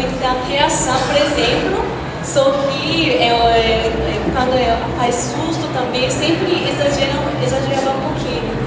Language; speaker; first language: Portuguese; non-native, fluent; Japanese